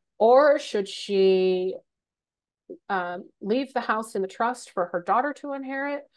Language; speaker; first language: English; native; English